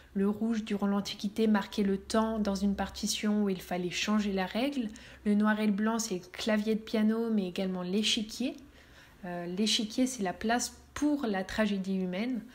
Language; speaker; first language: French; native; French